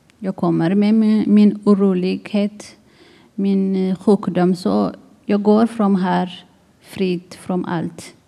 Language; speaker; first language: Swedish; non-native, learner; Tigrinya